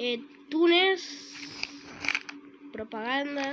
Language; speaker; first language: Spanish; native; Spanish